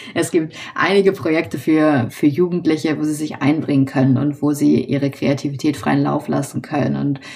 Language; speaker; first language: German; native; German